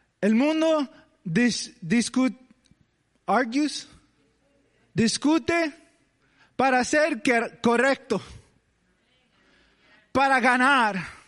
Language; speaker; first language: Spanish; early bilingual, heritage; English